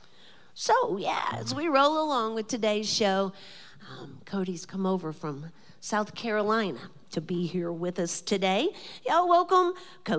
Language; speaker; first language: English; native; English